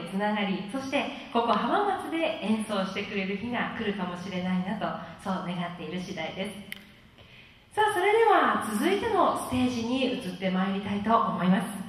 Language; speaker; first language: Japanese; native; Japanese